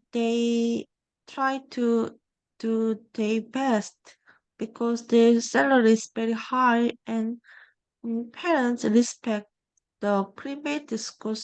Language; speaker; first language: English; non-native, learner; Korean